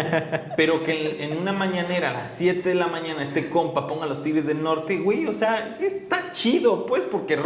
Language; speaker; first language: Spanish; native; Spanish